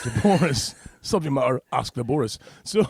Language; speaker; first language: English; native; English